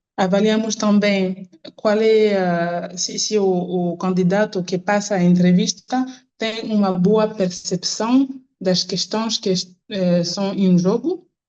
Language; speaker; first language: Portuguese; non-native, fluent; French